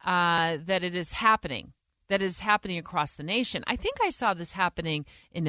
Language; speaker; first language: English; native; English